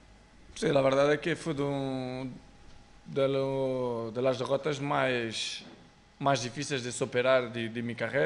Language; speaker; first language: Spanish; non-native, fluent; Portuguese